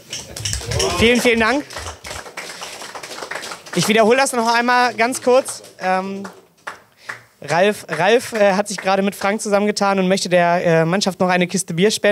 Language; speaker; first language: German; native; German